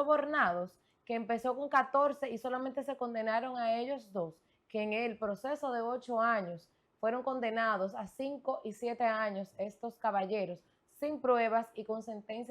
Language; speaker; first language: Spanish; native; Spanish